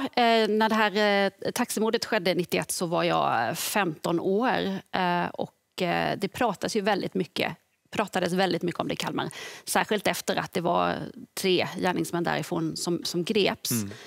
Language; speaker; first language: Swedish; native; Swedish